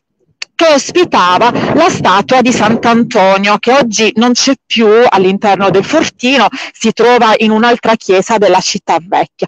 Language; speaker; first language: Italian; native; Italian